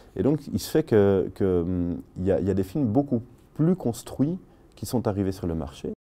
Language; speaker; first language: French; native; French